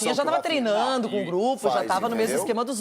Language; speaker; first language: Portuguese; native; Portuguese